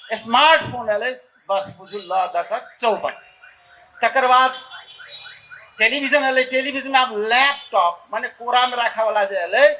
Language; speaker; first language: Maithili; native; Maithili